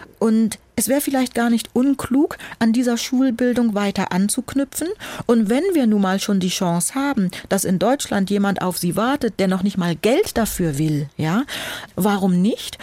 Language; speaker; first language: German; native; German